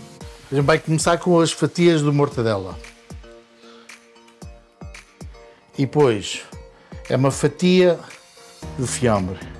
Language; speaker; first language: Portuguese; early bilingual, heritage; Portuguese